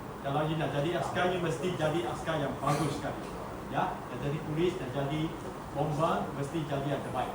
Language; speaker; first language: Malay; non-native, local second language; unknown